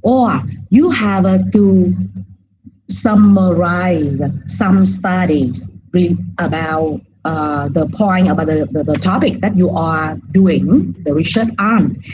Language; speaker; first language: English; non-native, fluent; Vietnamese